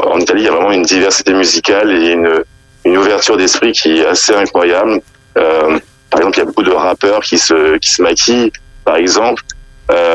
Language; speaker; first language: French; native; French